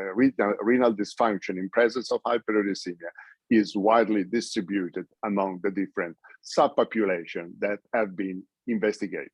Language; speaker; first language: English; non-native, fluent; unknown